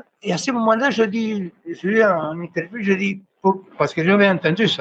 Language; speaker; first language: French; non-native, fluent; Spanish